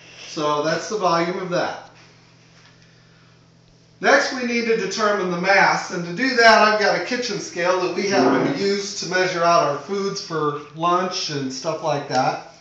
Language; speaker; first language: English; native; English